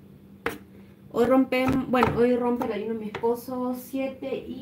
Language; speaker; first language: Spanish; native; Spanish